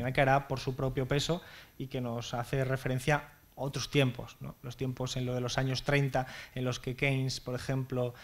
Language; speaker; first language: Spanish; native; Spanish